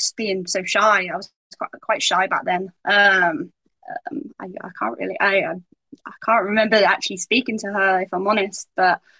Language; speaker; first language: English; native; English